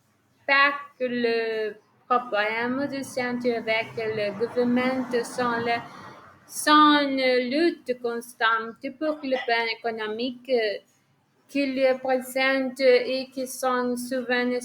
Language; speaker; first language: French; non-native, learner; Spanish